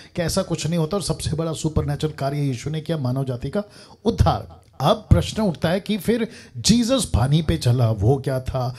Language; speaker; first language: Hindi; native; Hindi